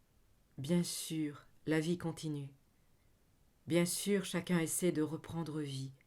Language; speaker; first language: French; native; French